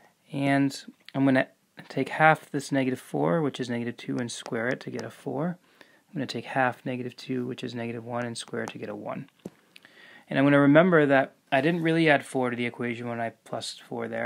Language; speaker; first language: English; native; English